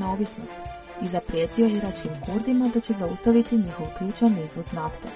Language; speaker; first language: Croatian; native; Croatian